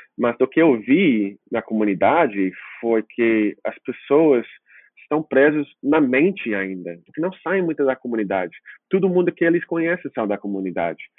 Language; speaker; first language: Portuguese; non-native, fluent; English